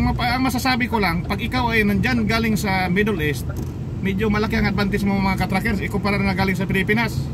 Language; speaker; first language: Filipino; non-native, local second language; Cebuano